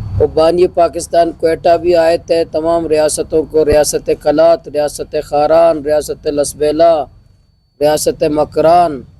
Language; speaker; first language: Urdu; non-native, local second language; Baluchi